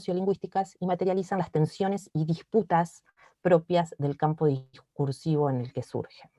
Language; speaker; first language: Spanish; native; Spanish